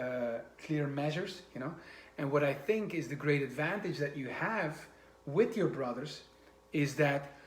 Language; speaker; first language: English; non-native, fluent; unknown